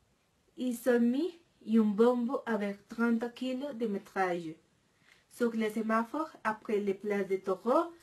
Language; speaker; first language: French; non-native, learner; Spanish